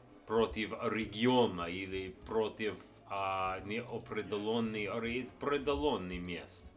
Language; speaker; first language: Russian; non-native, learner; English